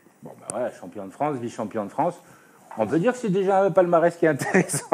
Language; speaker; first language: French; native; French